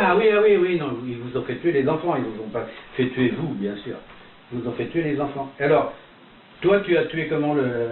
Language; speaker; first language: French; native; French